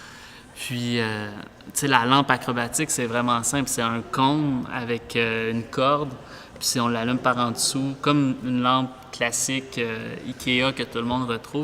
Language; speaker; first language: French; native; French